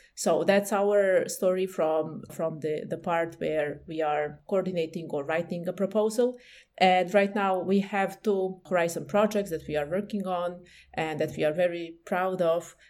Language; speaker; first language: English; non-native, fluent; Serbian